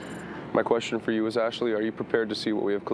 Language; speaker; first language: English; native; English